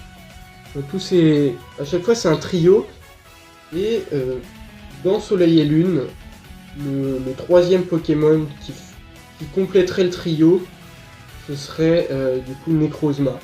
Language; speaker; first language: French; native; French